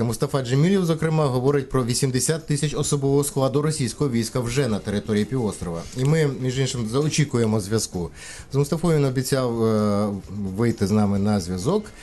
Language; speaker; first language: Ukrainian; native; Ukrainian